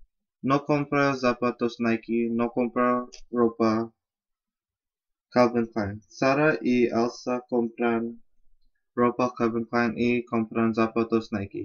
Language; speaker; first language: Spanish; non-native, learner; English